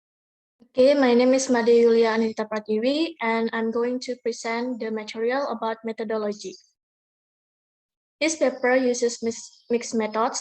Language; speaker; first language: English; non-native, learner; Indonesian